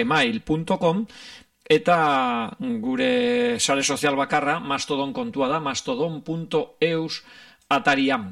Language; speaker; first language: Basque; native; Basque